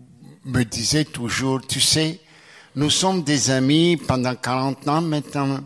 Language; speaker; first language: French; non-native, fluent; Greek